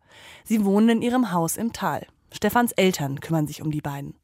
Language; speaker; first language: German; native; German